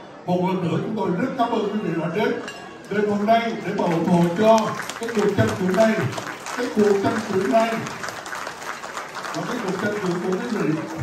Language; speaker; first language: Vietnamese; early bilingual, heritage; Vietnamese